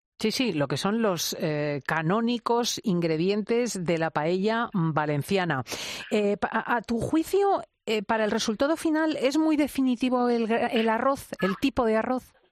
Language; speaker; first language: Spanish; native; Spanish